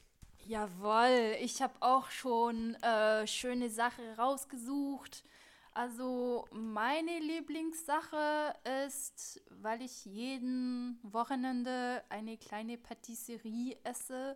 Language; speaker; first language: German; non-native, fluent; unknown